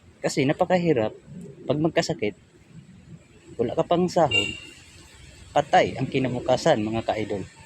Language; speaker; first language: Filipino; non-native, local second language; Cebuano